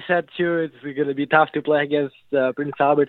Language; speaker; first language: English; non-native, learner; Russian